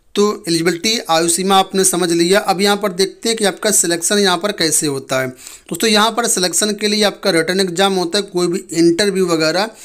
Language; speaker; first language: Hindi; native; Hindi